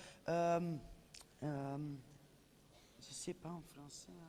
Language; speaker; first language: French; non-native, fluent; Dutch